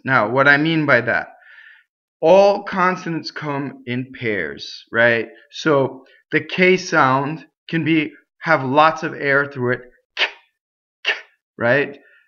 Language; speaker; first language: English; native; English